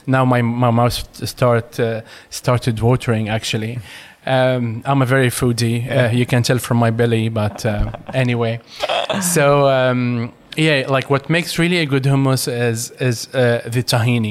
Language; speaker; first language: English; non-native, fluent; Arabic